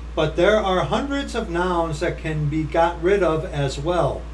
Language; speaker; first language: English; native; English